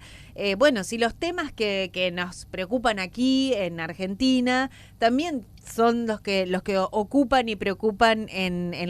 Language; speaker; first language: Spanish; native; Spanish